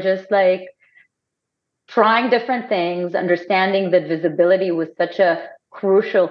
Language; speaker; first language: English; non-native, fluent; Hebrew